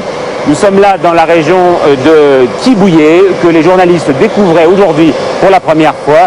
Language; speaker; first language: French; native; French